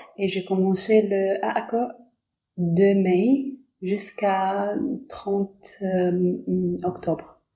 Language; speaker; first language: French; non-native, learner; Arabic